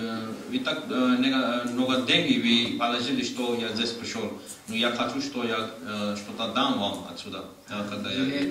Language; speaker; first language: Russian; non-native, learner; Hindi